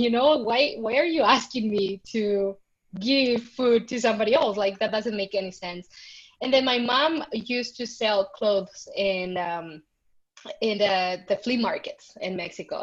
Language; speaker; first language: English; non-native, fluent; Spanish